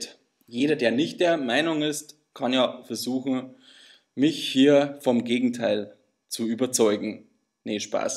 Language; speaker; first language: German; native; German